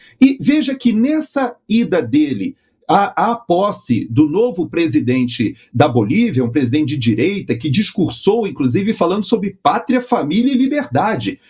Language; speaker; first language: Portuguese; native; Portuguese